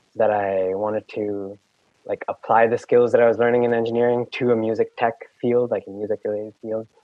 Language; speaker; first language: English; non-native, local second language; Hindi